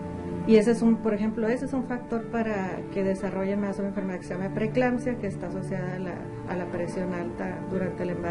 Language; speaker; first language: Spanish; native; Spanish